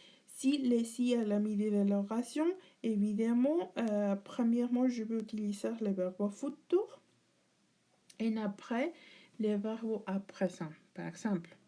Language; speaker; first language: French; non-native, learner; Spanish